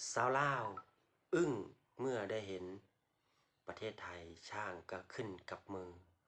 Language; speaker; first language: Thai; non-native, local second language; Lao